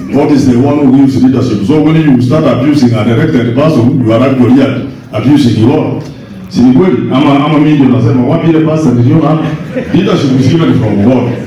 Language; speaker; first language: English; non-native, local second language; Gusii